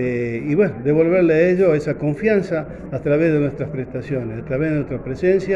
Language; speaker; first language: Spanish; native; Spanish